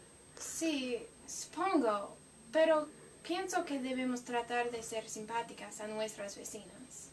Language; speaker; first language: Spanish; non-native, learner; English